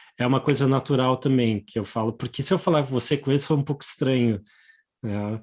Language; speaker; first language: Portuguese; native; Portuguese